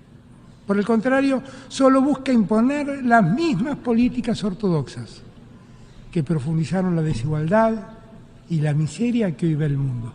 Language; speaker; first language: Spanish; native; Spanish